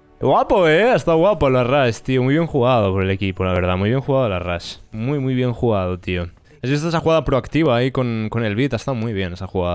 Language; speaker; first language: Spanish; native; Spanish